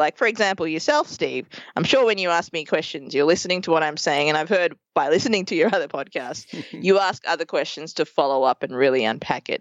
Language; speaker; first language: English; native; English